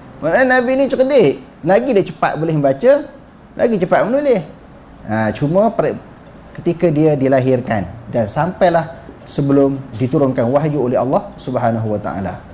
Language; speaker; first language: Malay; native; Malay